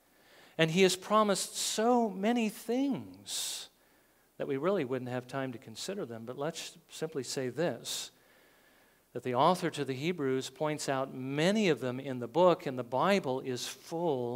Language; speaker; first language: English; native; English